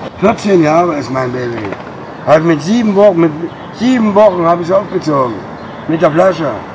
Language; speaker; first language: German; native; German